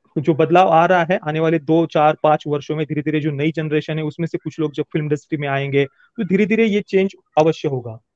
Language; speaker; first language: Hindi; native; Hindi